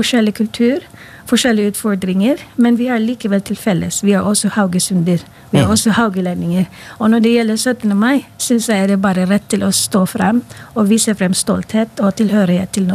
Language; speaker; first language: Norwegian; non-native, fluent; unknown